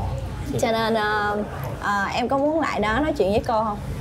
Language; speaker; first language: Vietnamese; native; Vietnamese